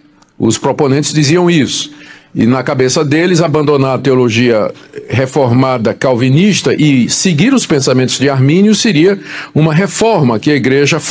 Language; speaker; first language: Portuguese; native; Portuguese